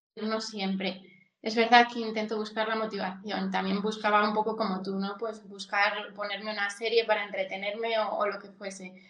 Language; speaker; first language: Spanish; native; Spanish